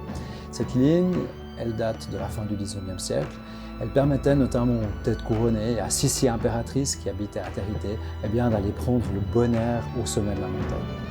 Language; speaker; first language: French; native; French